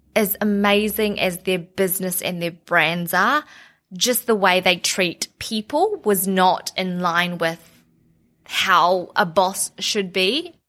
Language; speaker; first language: English; native; English